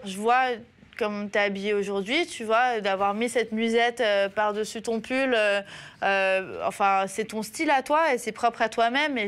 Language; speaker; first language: French; native; French